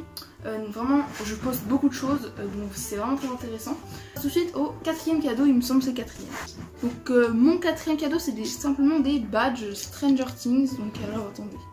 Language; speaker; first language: French; native; French